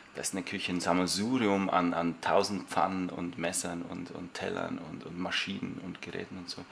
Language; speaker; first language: German; native; German